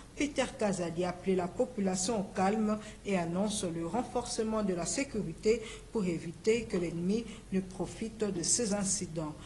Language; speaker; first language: French; non-native, local second language; Lingala